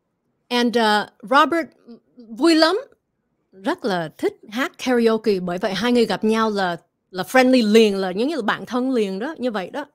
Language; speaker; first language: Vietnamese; early bilingual, other home language; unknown